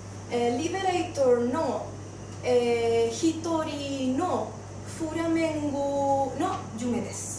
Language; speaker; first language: Japanese; non-native, learner; Spanish